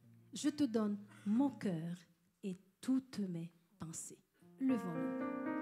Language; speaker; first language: French; native; French